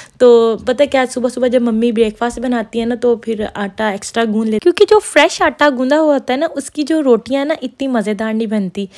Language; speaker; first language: Urdu; non-native, local second language; Punjabi